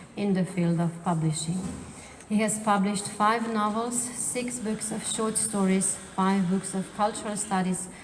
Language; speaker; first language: English; non-native, fluent; Slovenian